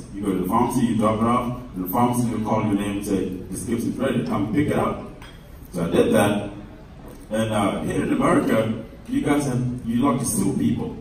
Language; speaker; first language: English; non-native, fluent; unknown